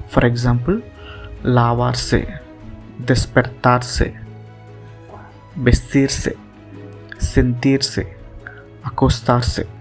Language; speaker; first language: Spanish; non-native, fluent; Telugu